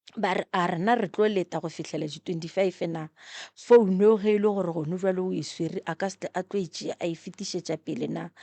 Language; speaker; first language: Northern Sotho; non-native, local second language; Tsonga